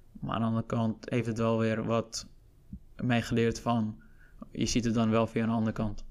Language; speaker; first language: Dutch; early bilingual, other home language; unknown